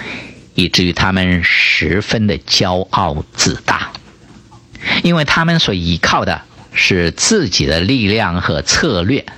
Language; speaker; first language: Chinese; native; Chinese